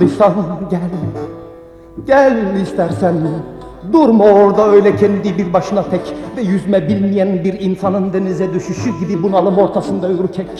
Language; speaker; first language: Turkish; native; Turkish